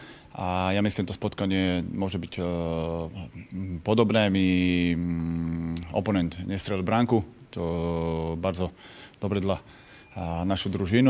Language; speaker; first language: Polish; non-native, learner; Slovak